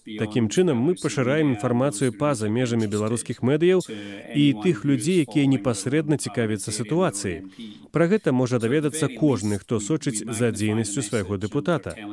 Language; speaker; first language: Belarusian; non-native, fluent; English